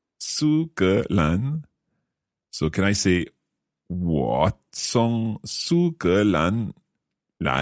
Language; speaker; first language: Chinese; non-native, learner; English